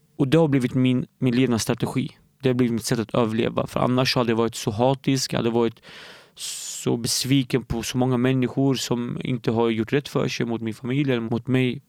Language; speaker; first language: Swedish; early bilingual, other home language; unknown